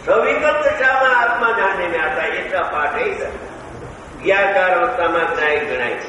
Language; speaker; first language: Hindi; non-native, local second language; Gujarati